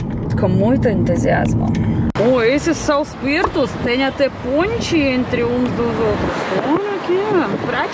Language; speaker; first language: Portuguese; non-native, learner; Russian